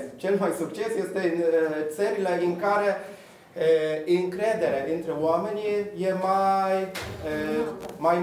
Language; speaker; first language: Romanian; non-native, fluent; Polish